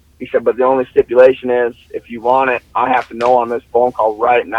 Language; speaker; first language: English; native; English